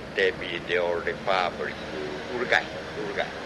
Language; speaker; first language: English; non-native, learner; Japanese